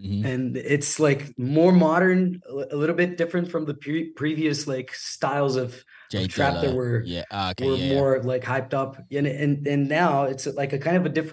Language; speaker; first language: English; non-native, fluent; Portuguese